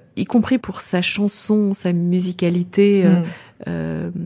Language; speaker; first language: French; native; French